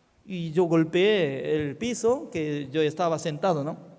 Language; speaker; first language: Spanish; non-native, fluent; Korean